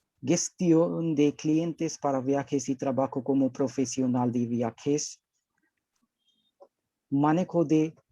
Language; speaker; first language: Spanish; non-native, learner; Hindi